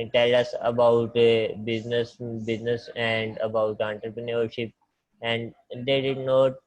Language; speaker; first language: English; non-native, learner; Punjabi